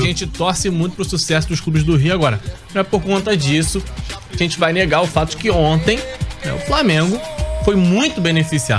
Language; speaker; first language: Portuguese; native; Portuguese